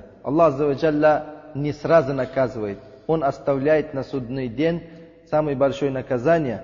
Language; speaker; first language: Russian; non-native, learner; Uzbek